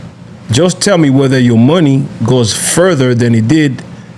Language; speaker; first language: English; native; English